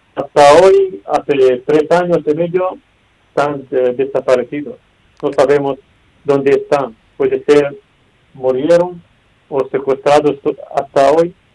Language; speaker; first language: Spanish; non-native, learner; Arabic